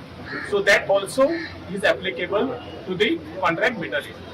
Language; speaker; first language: English; non-native, local second language; Konkani